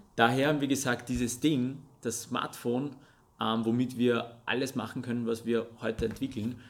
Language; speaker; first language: German; non-native, fluent; Russian